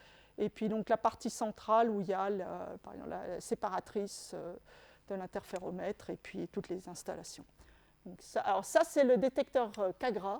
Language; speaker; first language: French; native; French